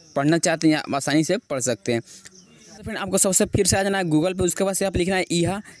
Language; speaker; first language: Hindi; native; Hindi